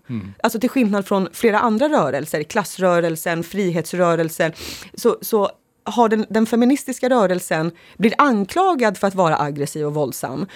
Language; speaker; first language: Swedish; early bilingual, other home language; Finnish